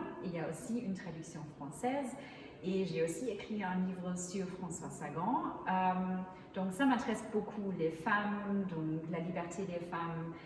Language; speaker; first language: French; non-native, fluent; German